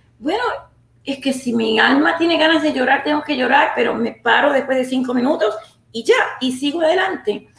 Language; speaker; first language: Spanish; native; Spanish